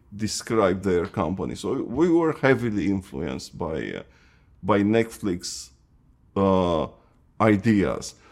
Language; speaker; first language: English; non-native, fluent; Romanian